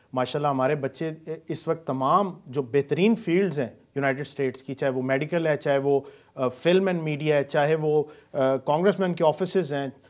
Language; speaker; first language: Urdu; native; Urdu